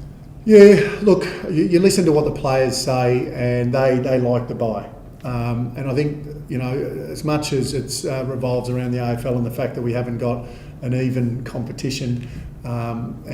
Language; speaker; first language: English; native; English